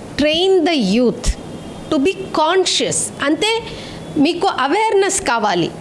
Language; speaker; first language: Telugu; non-native, learner; Tamil